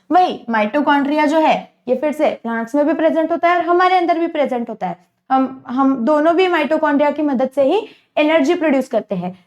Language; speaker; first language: Hindi; non-native, local second language; Marathi